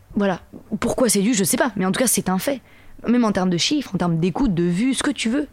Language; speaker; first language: French; native; French